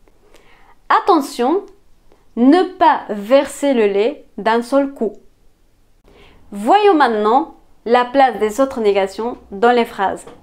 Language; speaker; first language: French; non-native, fluent; Spanish